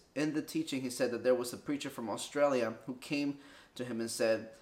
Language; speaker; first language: English; early bilingual, other home language; Spanish